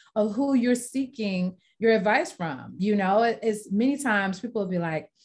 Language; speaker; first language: English; native; English